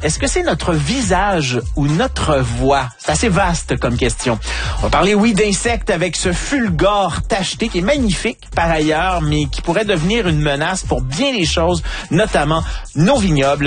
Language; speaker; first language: French; native; French